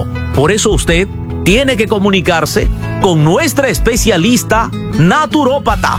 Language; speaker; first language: Spanish; native; Spanish